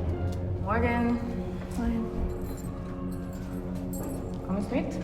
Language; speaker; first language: German; native; German